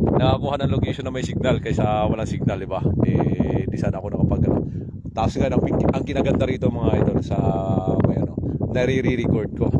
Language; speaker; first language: Filipino; non-native, local second language; Waray